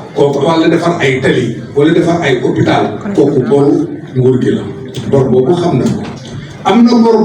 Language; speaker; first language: Wolof; non-native, local second language; Fula